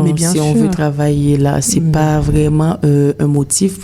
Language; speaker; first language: French; non-native, local second language; Haitian Creole